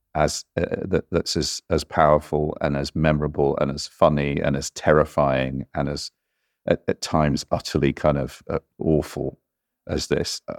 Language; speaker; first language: English; native; English